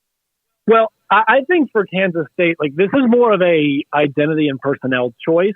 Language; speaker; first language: English; native; English